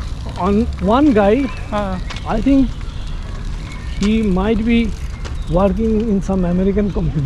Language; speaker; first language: English; non-native, local second language; Bangla